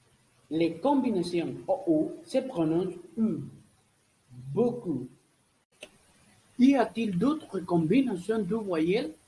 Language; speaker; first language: French; non-native, learner; Spanish